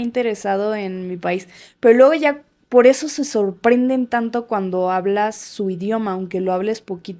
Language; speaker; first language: Spanish; native; Spanish